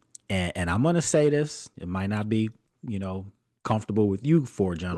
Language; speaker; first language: English; native; English